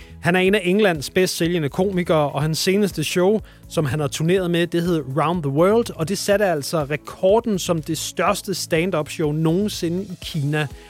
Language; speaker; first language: Danish; native; Danish